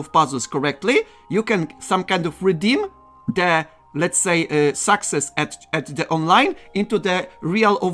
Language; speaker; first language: English; non-native, fluent; Polish